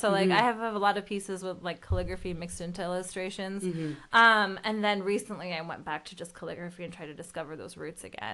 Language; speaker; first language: English; early bilingual, other home language; Urdu